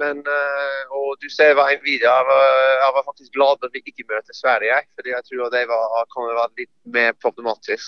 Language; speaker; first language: Norwegian; non-native, fluent; English